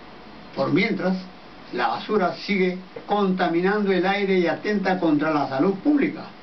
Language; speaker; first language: Spanish; native; Spanish